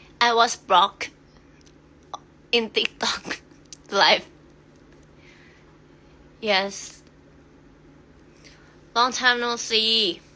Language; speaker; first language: English; non-native, learner; Thai